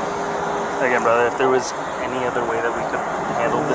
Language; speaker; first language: English; native; English